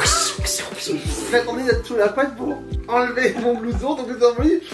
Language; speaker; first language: French; native; French